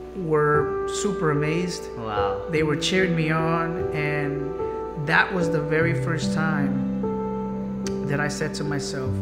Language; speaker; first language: English; native; English